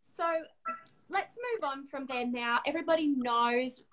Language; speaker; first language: English; native; English